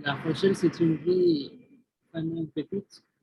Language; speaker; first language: French; non-native, learner; Spanish